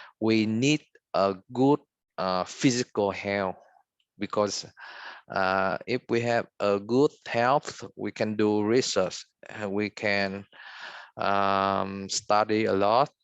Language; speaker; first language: English; non-native, fluent; Vietnamese